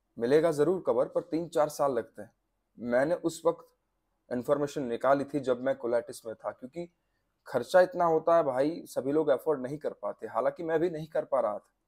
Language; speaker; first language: Hindi; non-native, local second language; Gujarati